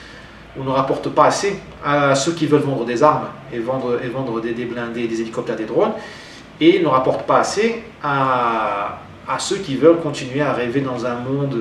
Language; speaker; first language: French; non-native, local second language; Arabic